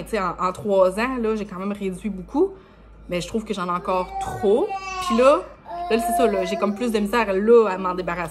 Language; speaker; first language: French; native; French